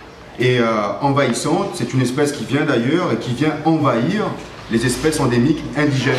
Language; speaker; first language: French; native; French